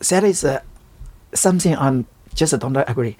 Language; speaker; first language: English; non-native, learner; Chinese